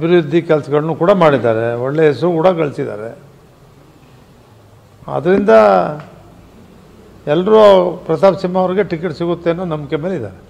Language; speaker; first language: Kannada; native; Kannada